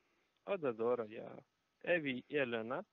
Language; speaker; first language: German; non-native, learner; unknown